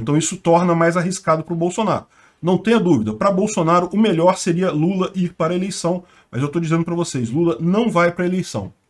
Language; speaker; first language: Portuguese; native; Portuguese